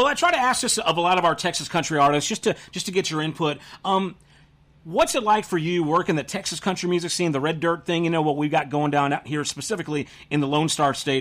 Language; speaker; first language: English; native; English